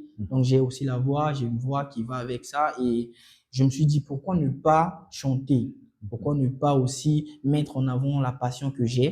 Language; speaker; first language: French; non-native, local second language; Sango